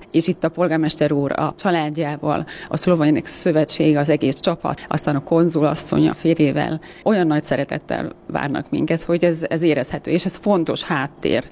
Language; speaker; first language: Hungarian; non-native, fluent; Finnish